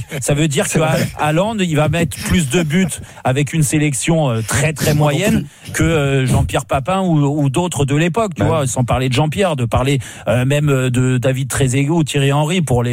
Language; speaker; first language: French; native; French